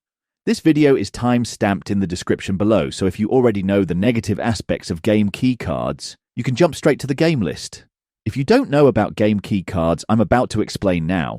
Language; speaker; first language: English; native; English